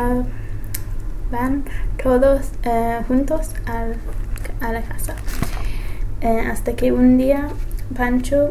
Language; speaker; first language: Spanish; non-native, learner; English